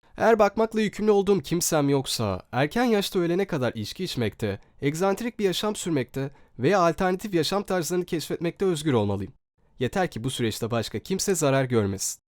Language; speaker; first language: Turkish; native; Turkish